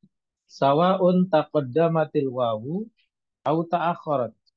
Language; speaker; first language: Arabic; non-native, fluent; Indonesian